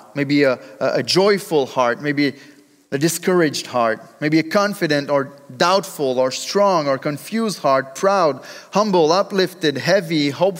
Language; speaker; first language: English; non-native, fluent; French